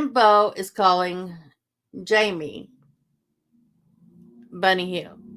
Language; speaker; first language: English; native; English